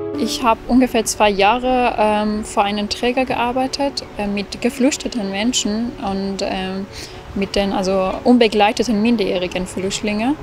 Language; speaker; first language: German; non-native, fluent; Persian